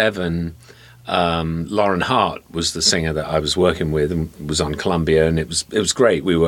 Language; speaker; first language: English; native; English